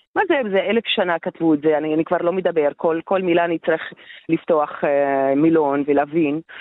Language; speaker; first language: Hebrew; non-native, local second language; Arabic